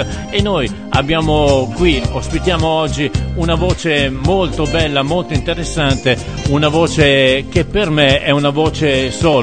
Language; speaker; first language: Italian; native; Italian